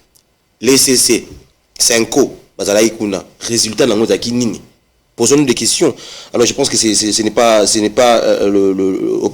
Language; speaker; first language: French; non-native, local second language; Lingala